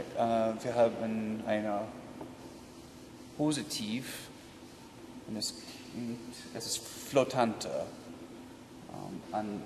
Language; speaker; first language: German; non-native, learner; English